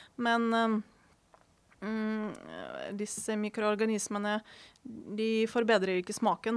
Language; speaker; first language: Norwegian; non-native, fluent; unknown